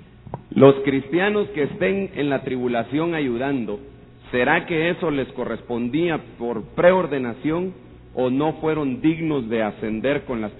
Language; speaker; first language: Spanish; native; Spanish